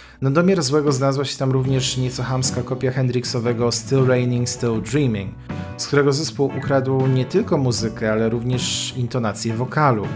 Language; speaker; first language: Polish; native; Polish